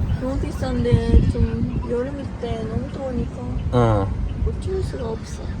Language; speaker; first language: Korean; non-native, learner; Japanese